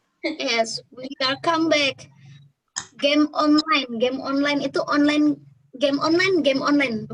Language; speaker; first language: English; non-native, learner; Indonesian